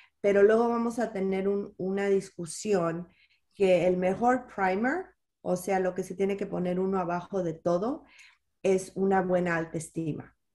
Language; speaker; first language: Spanish; early bilingual, heritage; Spanish